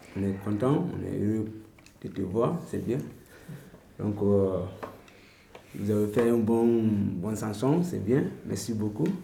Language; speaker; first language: French; non-native, learner; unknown